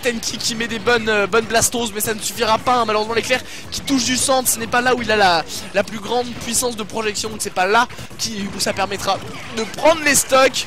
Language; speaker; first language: French; native; French